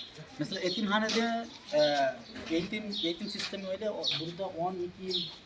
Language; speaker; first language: Turkish; non-native, learner; Bangla